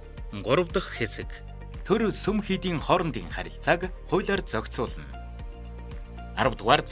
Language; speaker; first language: Mongolian; native; Mongolian